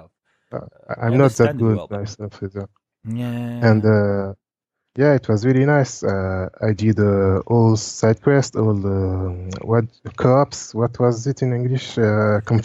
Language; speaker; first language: English; non-native, fluent; French